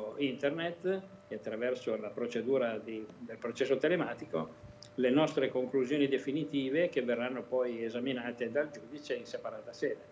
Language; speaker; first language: Italian; native; Italian